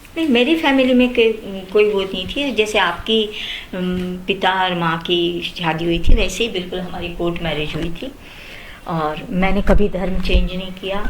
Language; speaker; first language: Hindi; non-native, local second language; Marathi